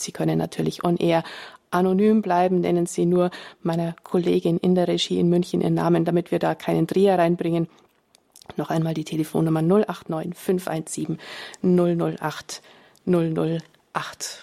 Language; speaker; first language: German; native; German